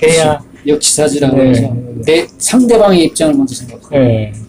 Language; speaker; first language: Korean; native; Korean